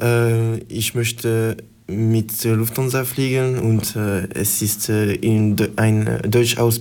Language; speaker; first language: German; non-native, learner; French